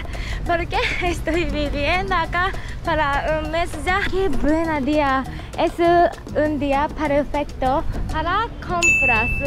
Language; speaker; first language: Spanish; non-native, learner; Japanese